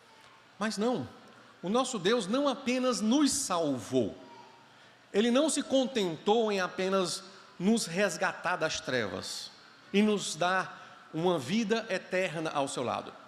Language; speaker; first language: Portuguese; native; Portuguese